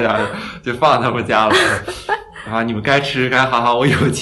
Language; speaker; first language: Chinese; native; Chinese